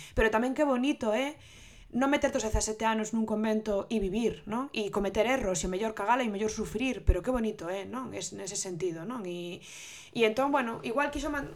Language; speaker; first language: Galician; non-native, local second language; Spanish